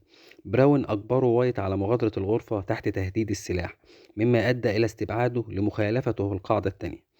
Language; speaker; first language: Arabic; native; Arabic